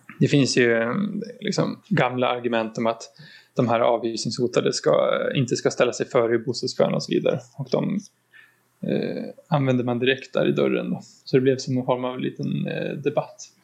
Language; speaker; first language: Swedish; native; Swedish